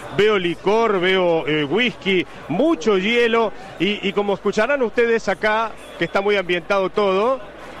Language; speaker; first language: Spanish; native; Spanish